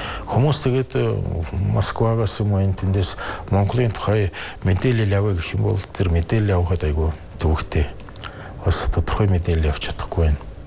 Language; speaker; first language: Mongolian; non-native, fluent; Russian